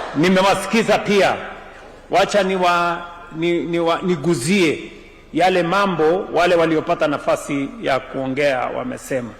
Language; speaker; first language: Swahili; non-native, local second language; Kalenjin